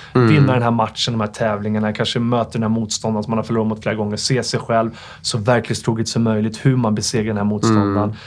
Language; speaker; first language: Swedish; native; Swedish